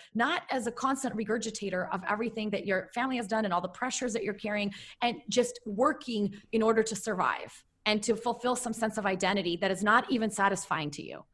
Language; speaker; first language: English; early bilingual, other home language; Russian